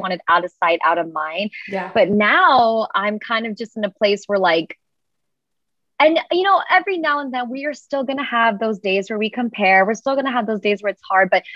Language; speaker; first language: English; native; English